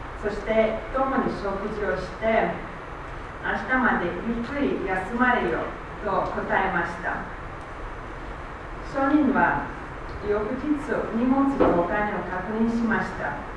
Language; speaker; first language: Japanese; non-native, learner; Romanian